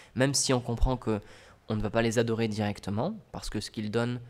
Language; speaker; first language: French; native; French